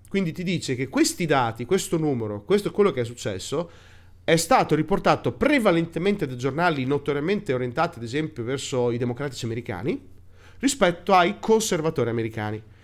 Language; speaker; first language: Italian; native; Italian